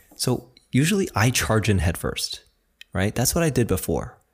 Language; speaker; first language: English; early bilingual, other home language; Chinese